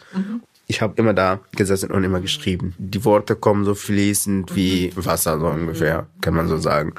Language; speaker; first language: German; non-native, fluent; Arabic